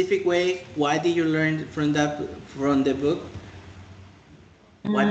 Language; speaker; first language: English; non-native, fluent; Spanish